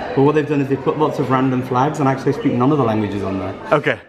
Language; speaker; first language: English; native; English